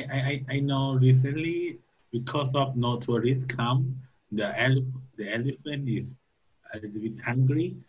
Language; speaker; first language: English; non-native, learner; Thai